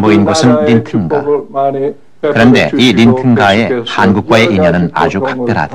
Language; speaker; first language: Korean; native; Korean